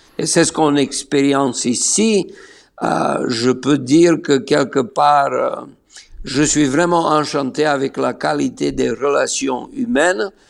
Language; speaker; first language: French; non-native, fluent; Slovenian